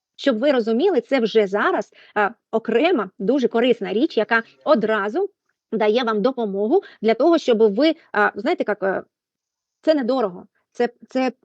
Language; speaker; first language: Ukrainian; non-native, local second language; Russian